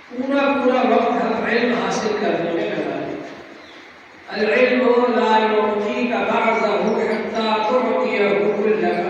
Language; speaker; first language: Urdu; native; Urdu